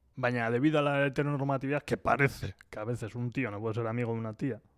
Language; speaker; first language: Spanish; non-native, local second language; Basque